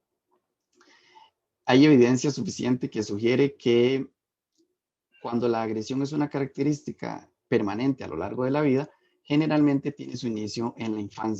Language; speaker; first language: Spanish; native; Spanish